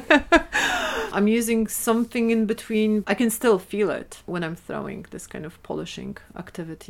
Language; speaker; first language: English; non-native, fluent; Polish